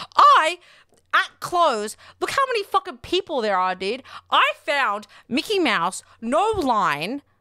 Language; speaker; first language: English; native; English